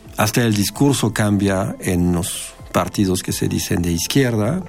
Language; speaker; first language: Spanish; non-native, fluent; French